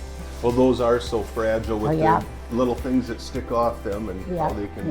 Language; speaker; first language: English; native; English